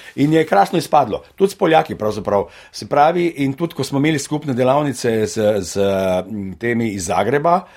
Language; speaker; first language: Slovenian; native; Slovenian